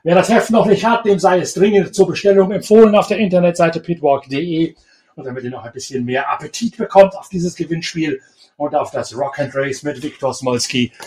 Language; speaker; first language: German; native; German